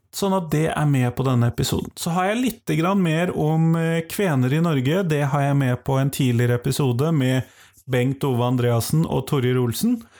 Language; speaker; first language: Norwegian; native; Norwegian